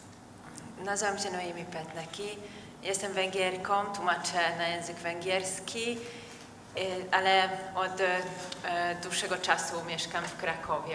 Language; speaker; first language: Polish; non-native, fluent; Hungarian